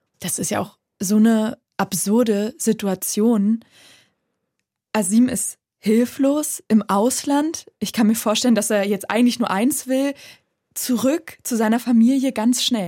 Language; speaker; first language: German; native; German